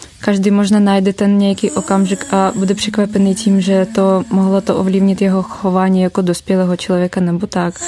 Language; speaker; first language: Czech; non-native, fluent; Russian